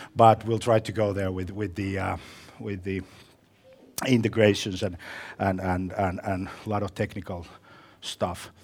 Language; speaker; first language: English; non-native, fluent; Finnish